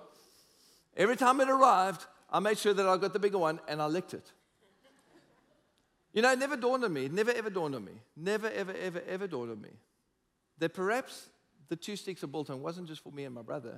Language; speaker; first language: English; native; English